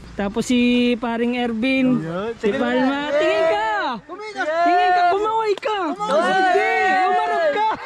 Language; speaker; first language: Filipino; native; Filipino